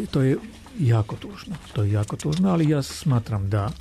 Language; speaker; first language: Serbian; non-native, fluent; Armenian